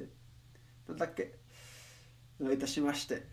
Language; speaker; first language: Japanese; non-native, learner; English